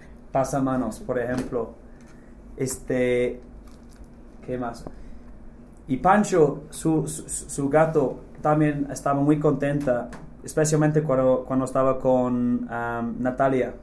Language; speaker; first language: Spanish; non-native, fluent; English